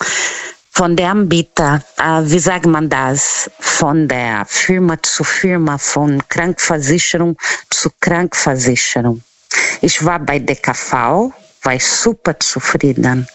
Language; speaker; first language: German; non-native, fluent; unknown